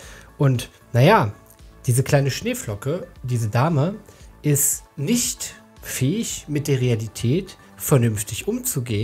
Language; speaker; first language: German; native; German